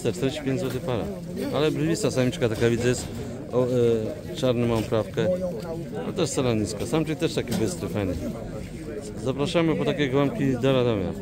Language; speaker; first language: Polish; native; Polish